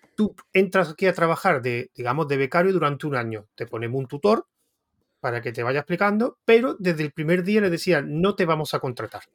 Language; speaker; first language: Spanish; native; Spanish